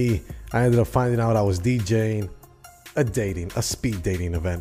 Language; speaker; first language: English; native; English